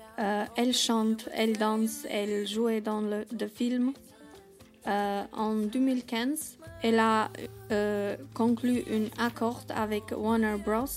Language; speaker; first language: French; non-native, learner; Albanian